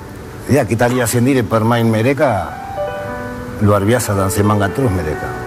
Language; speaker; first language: Indonesian; non-native, fluent; Spanish